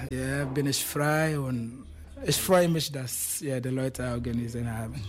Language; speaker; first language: German; non-native, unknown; Akan